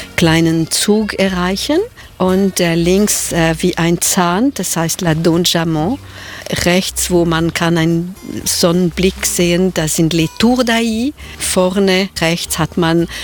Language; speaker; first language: German; non-native, local second language; French